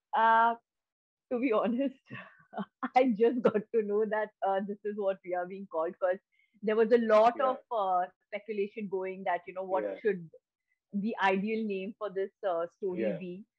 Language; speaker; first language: English; non-native, local second language; Bangla